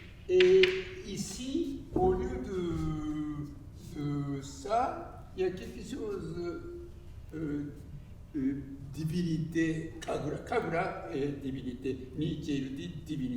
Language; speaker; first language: French; non-native, learner; Japanese